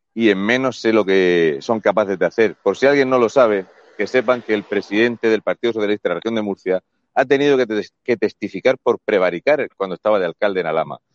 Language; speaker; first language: Spanish; native; Spanish